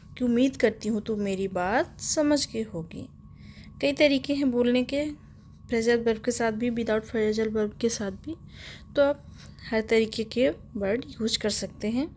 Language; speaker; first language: Hindi; native; Hindi